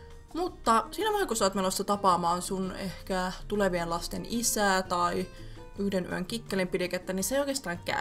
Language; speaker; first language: Finnish; native; Finnish